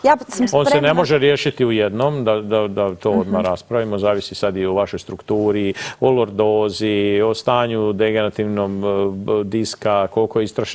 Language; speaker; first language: Croatian; native; Croatian